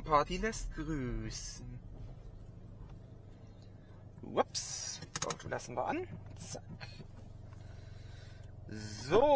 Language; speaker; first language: German; native; German